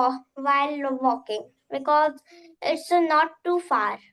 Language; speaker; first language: English; non-native, fluent; Hindi